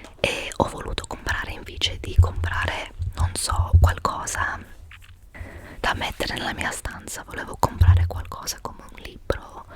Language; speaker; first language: Italian; non-native, fluent; English